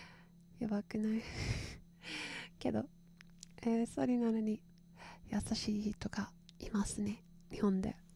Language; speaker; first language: Japanese; non-native, learner; English